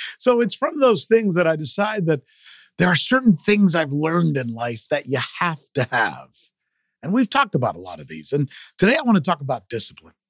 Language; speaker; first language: English; early bilingual, other home language; Spanish